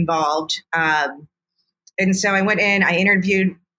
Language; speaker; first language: English; native; English